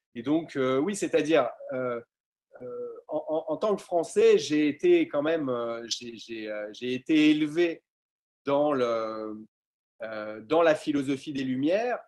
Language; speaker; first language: French; native; French